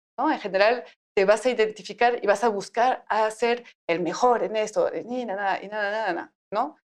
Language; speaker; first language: Spanish; non-native, fluent; French